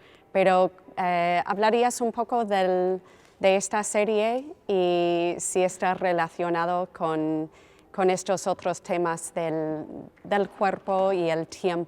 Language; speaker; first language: Spanish; non-native, fluent; English